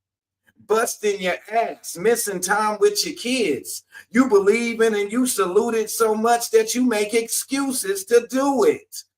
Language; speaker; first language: English; native; English